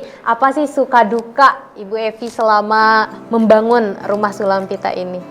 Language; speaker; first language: Indonesian; native; Indonesian